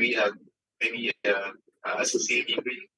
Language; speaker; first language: English; non-native, learner; Vietnamese